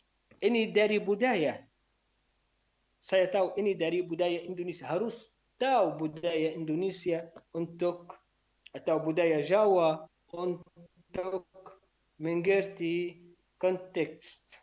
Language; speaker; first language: Indonesian; non-native, learner; Arabic